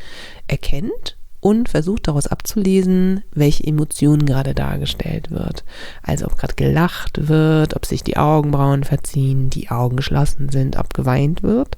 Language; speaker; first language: German; native; German